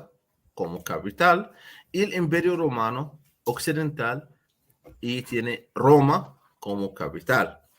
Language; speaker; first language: Spanish; non-native, fluent; Arabic